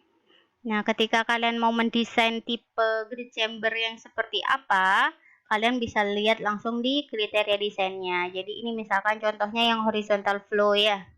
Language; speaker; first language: Indonesian; native; Indonesian